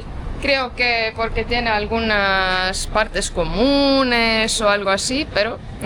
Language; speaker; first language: Spanish; non-native, fluent; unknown